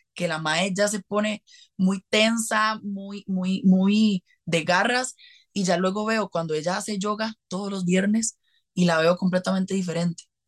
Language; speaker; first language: Spanish; native; Spanish